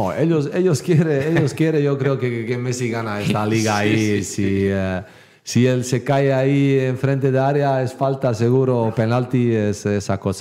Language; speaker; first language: Spanish; non-native, learner; Bosnian